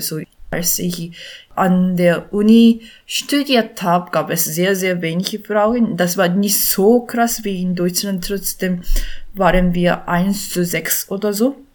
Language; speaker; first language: German; non-native, learner; Korean